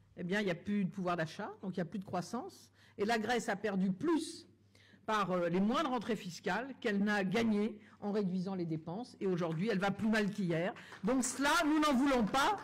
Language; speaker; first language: French; native; French